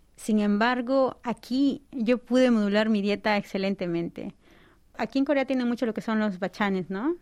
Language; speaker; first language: Spanish; native; Spanish